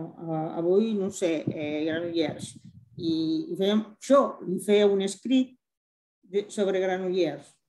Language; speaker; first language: Catalan; non-native, fluent; Spanish